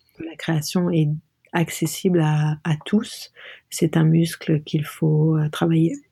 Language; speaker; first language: French; non-native, local second language; Arabic